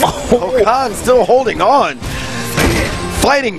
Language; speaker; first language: English; native; English